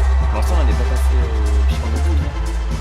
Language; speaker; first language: French; native; French